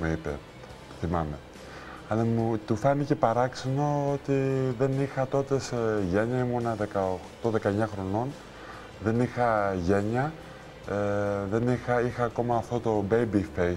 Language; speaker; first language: Greek; early bilingual, heritage; Greek